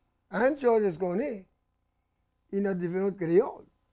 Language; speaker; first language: French; early bilingual, heritage; French